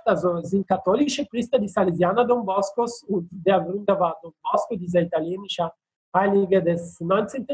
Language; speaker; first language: German; non-native, fluent; Italian